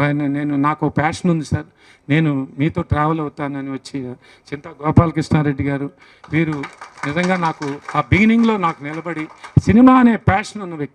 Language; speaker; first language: Telugu; native; Telugu